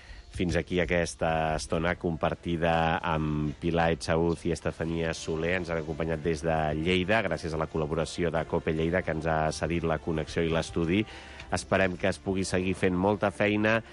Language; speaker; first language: Catalan; native; Catalan